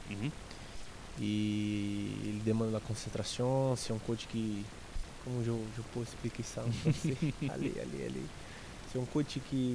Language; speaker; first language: French; non-native, learner; Portuguese